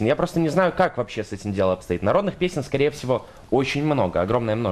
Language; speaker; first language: Russian; native; Russian